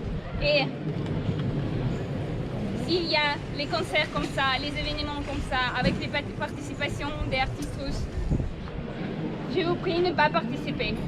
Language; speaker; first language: French; non-native, learner; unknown